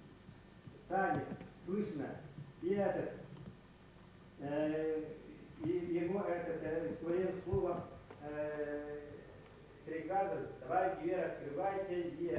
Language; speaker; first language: Russian; non-native, local second language; Yakut